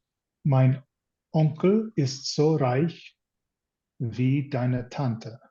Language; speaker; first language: German; non-native, learner; English